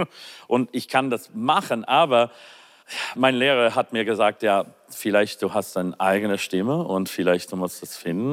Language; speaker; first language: German; non-native, fluent; English